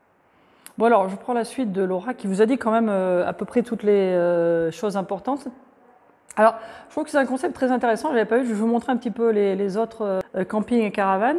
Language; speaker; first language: French; native; French